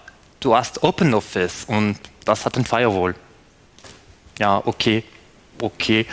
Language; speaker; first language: German; non-native, fluent; French